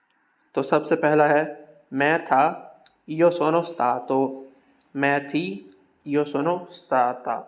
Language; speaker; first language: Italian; non-native, fluent; Urdu